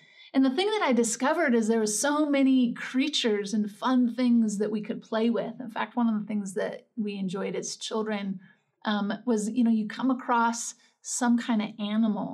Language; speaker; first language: English; native; English